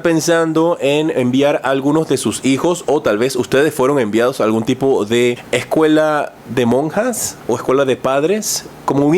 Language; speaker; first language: Spanish; native; Spanish